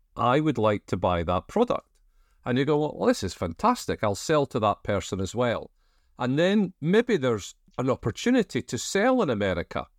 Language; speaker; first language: English; native; English